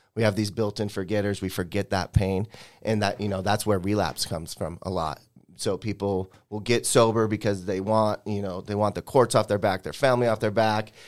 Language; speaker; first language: English; native; English